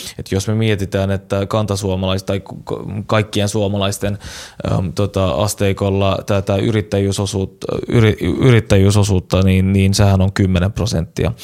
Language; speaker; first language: Finnish; non-native, fluent; Turkish